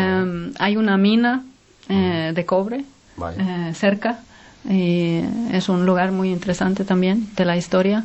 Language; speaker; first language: Spanish; non-native, fluent; Swedish